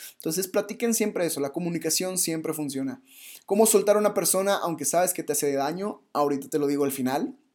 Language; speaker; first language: Spanish; native; Spanish